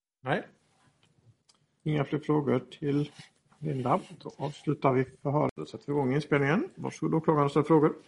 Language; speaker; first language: Swedish; native; Swedish